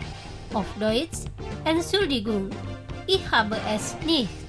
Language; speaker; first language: German; non-native, fluent; Indonesian